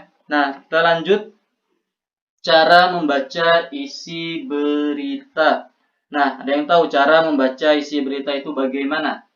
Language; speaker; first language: Indonesian; native; Indonesian